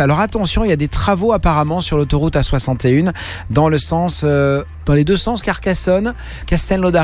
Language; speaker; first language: French; native; French